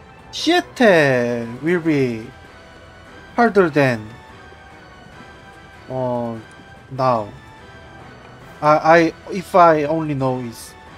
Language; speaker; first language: English; non-native, learner; Korean